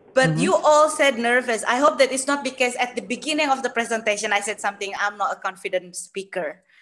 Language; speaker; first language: English; non-native, fluent; Malay